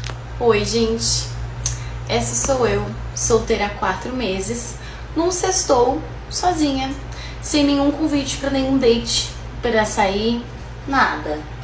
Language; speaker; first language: Portuguese; native; Portuguese